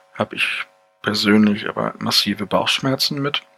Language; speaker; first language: German; native; German